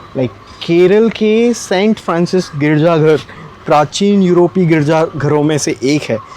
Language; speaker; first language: Hindi; native; Hindi